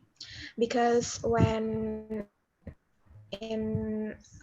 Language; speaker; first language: English; non-native, learner; Indonesian